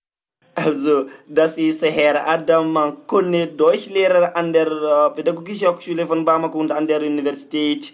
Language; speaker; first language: German; non-native, learner; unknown